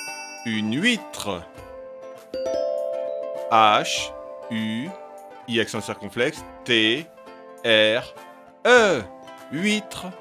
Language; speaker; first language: French; native; French